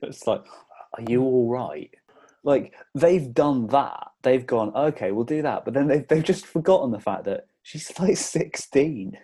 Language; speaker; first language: English; native; English